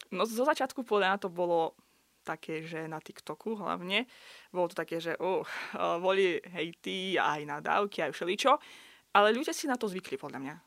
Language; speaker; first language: Slovak; non-native, fluent; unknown